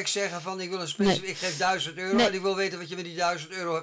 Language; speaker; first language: Dutch; native; Dutch